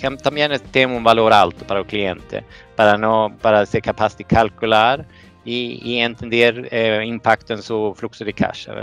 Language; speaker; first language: Portuguese; non-native, fluent; Swedish